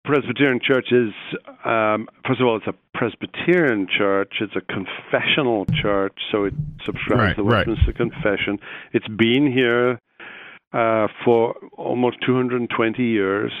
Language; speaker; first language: English; native; English